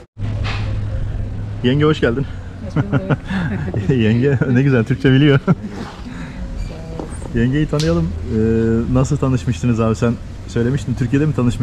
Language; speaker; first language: Turkish; native; Turkish